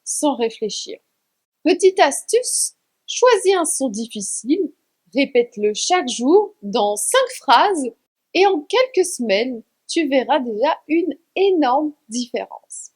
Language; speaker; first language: French; native; French